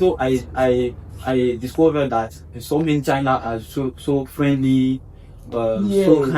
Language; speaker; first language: English; non-native, learner; French